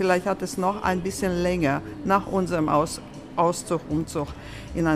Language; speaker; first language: German; early bilingual, other home language; Latvian